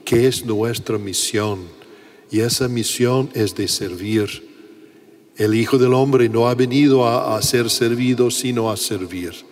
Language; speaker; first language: Spanish; non-native, fluent; English